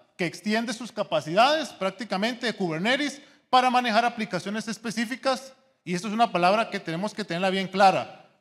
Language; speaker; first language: Spanish; native; Spanish